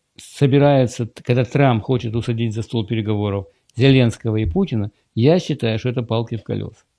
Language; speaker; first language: Russian; native; Russian